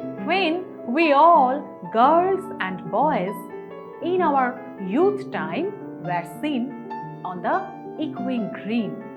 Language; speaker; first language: English; non-native, local second language; Bangla